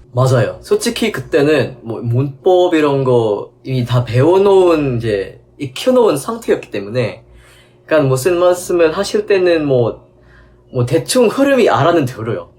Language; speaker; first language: Korean; non-native, fluent; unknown